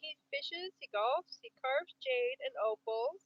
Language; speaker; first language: English; native; English